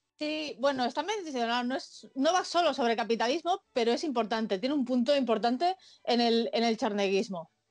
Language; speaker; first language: Spanish; native; Spanish